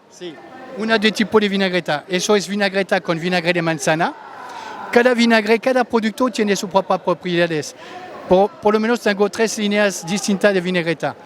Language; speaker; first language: Spanish; non-native, fluent; French